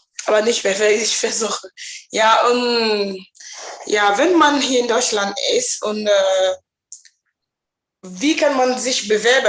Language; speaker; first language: German; non-native, learner; French